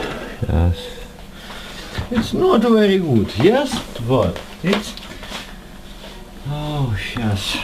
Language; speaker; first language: English; non-native, learner; Russian